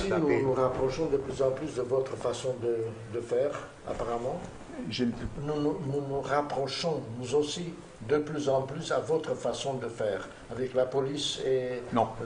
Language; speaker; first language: French; non-native, fluent; Romanian